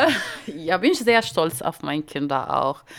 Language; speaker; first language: German; non-native, fluent; Arabic